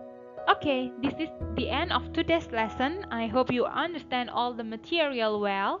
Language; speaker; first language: English; non-native, fluent; Indonesian